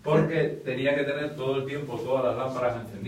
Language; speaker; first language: Spanish; native; Spanish